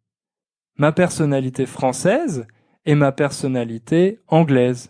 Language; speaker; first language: French; native; French